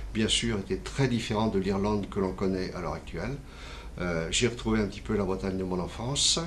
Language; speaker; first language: French; native; French